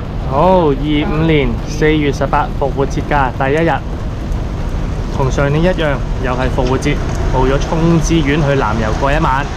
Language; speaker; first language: Chinese; native; Chinese